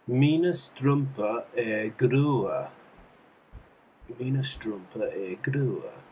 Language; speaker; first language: Swedish; non-native, learner; English